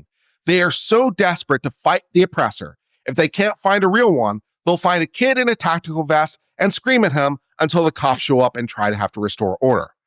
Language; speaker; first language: English; native; English